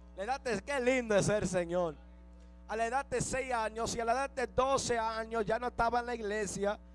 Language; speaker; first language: Spanish; early bilingual, heritage; Spanish